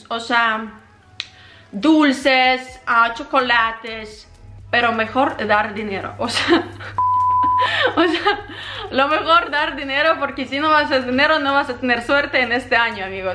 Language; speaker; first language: Spanish; non-native, fluent; Ukrainian